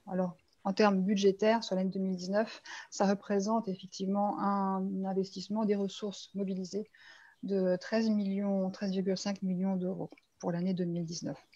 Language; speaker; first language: French; native; French